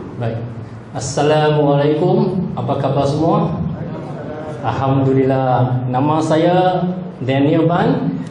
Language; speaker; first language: Malay; non-native, local second language; Min Nan Chinese